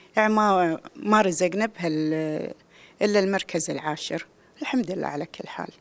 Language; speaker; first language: Arabic; native; Arabic